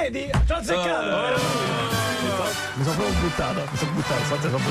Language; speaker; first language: Italian; native; Italian